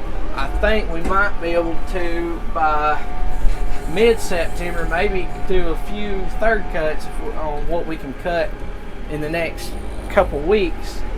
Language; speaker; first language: English; native; English